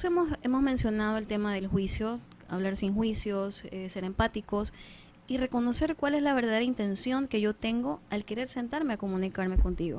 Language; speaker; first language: Spanish; native; Spanish